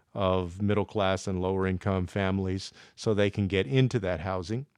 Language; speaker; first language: English; native; English